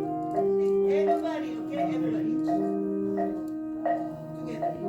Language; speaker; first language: English; non-native, learner; Korean